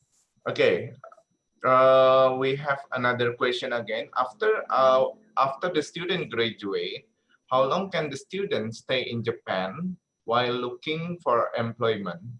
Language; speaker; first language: English; non-native, learner; Indonesian